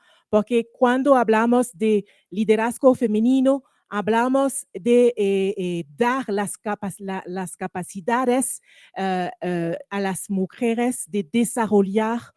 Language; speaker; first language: Spanish; non-native, learner; French